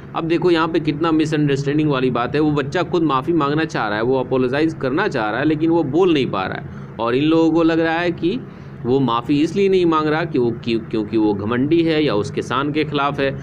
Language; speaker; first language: Hindi; native; Hindi